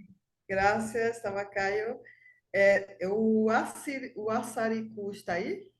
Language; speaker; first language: Portuguese; non-native, fluent; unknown